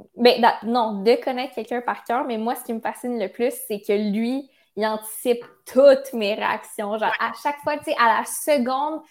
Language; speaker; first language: French; native; French